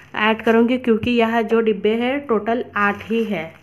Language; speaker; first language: Hindi; non-native, local second language; Marathi